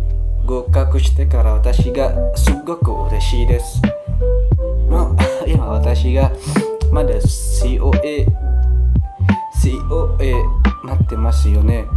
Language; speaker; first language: Japanese; non-native, learner; Indonesian